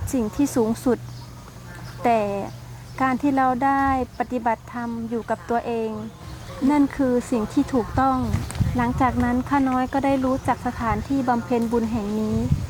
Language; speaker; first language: Thai; native; Thai